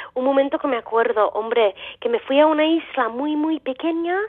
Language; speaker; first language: Spanish; non-native, fluent; English